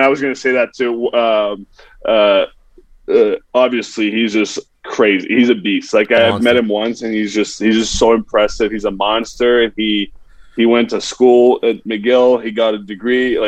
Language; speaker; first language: English; non-native, fluent; French